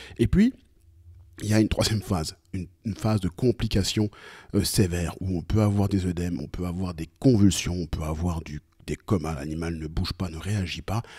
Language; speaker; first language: French; native; French